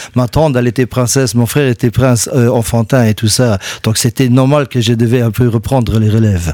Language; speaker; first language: French; non-native, local second language; Luxembourgish